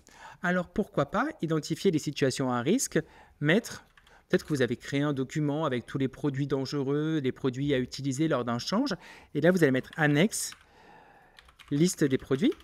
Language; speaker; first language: French; native; French